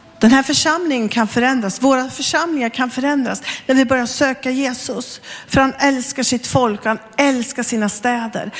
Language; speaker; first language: Swedish; native; Swedish